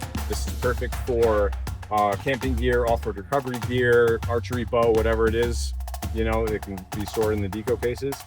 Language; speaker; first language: English; native; English